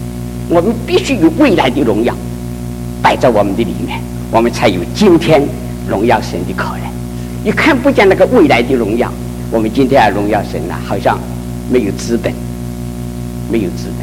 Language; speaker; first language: Chinese; native; Chinese